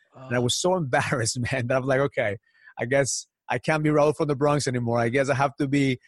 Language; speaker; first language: English; early bilingual, other home language; Spanish